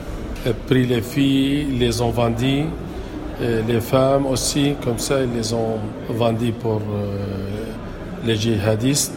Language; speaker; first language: French; non-native, local second language; Arabic